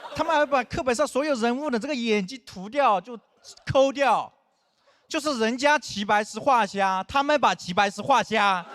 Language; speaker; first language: Chinese; non-native, local second language; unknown